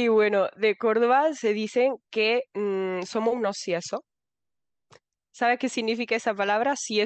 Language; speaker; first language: Spanish; native; Spanish